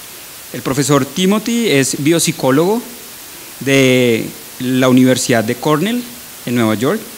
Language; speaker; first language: Spanish; native; Spanish